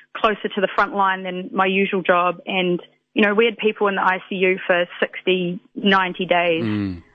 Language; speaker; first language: English; native; English